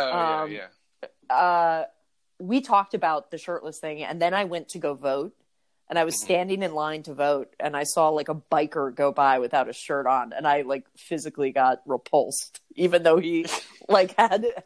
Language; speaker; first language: English; native; English